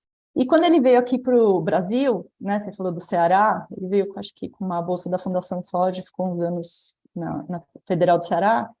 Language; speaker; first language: Portuguese; native; Portuguese